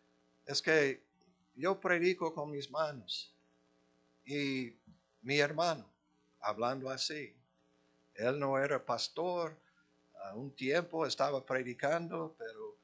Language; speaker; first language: Spanish; non-native, fluent; English